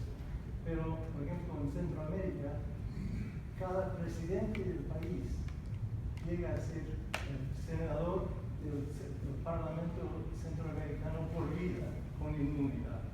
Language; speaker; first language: Spanish; non-native, fluent; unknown